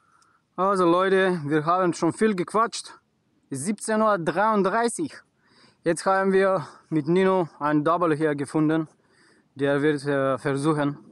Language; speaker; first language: German; non-native, learner; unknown